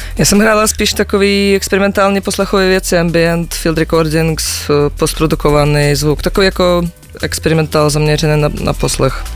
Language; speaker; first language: Czech; non-native, fluent; Russian